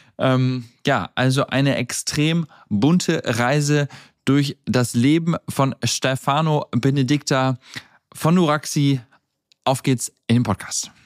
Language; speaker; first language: German; native; German